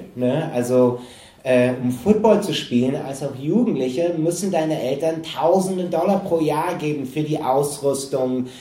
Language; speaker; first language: German; non-native, fluent; English